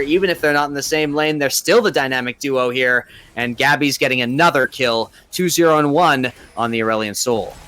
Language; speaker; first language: English; native; English